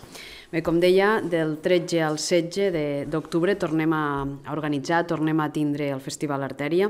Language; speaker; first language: Catalan; native; Catalan